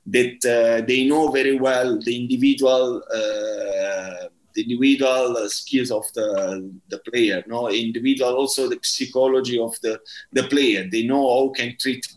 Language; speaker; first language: English; non-native, learner; Italian